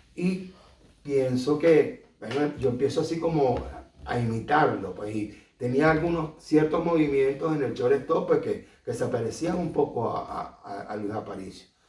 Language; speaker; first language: Spanish; native; Spanish